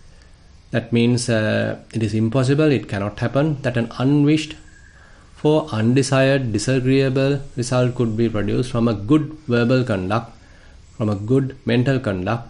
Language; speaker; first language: English; non-native, local second language; Sinhala